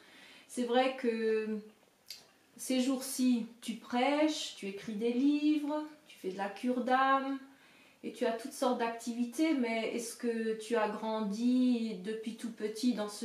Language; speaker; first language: French; native; French